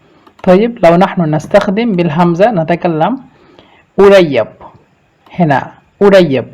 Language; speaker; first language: Arabic; non-native, fluent; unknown